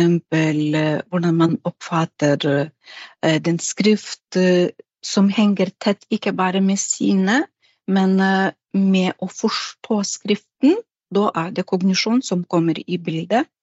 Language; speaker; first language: Norwegian; non-native, fluent; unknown